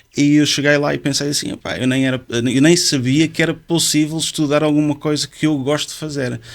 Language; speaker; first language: Portuguese; non-native, fluent; Dutch